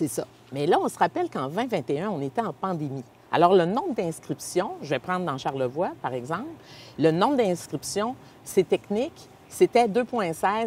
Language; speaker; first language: French; native; French